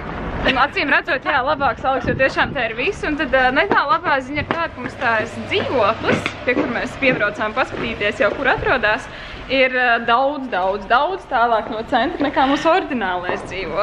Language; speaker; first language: Latvian; native; Latvian